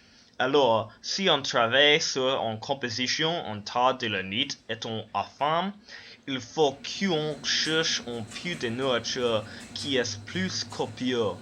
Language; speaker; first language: French; non-native, learner; English